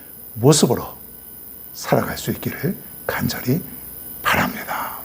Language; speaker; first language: Korean; native; Korean